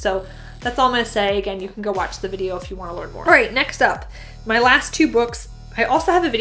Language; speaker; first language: English; native; English